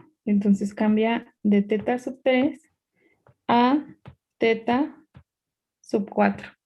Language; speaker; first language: Spanish; native; Spanish